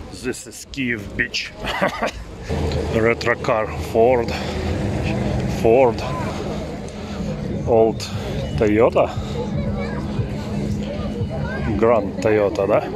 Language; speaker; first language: English; non-native, learner; Russian